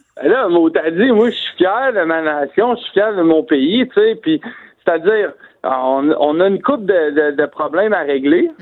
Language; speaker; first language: French; native; French